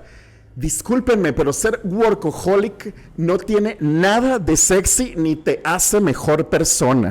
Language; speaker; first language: Spanish; native; Spanish